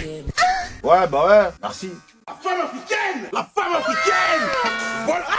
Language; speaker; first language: French; native; French